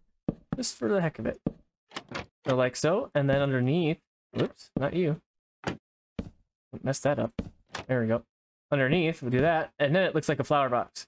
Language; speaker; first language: English; native; English